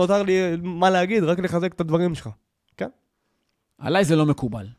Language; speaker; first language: Hebrew; native; Hebrew